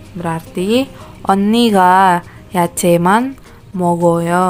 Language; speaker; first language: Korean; non-native, fluent; Indonesian